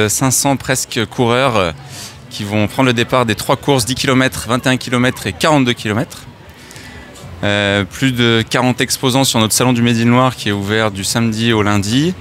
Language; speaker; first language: French; native; French